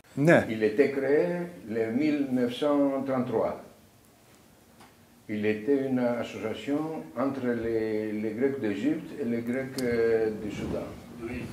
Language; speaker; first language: French; non-native, fluent; Greek